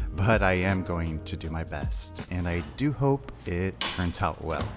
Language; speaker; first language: English; native; English